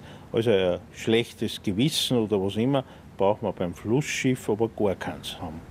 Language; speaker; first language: German; native; German